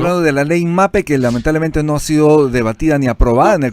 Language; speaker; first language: Spanish; native; Spanish